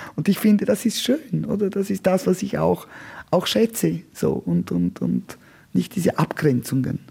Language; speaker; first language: German; non-native, local second language; Romansh